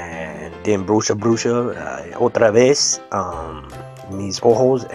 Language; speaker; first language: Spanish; non-native, learner; English